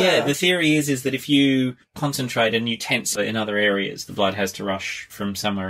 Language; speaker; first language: English; native; English